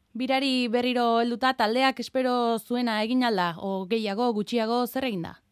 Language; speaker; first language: Basque; native; Basque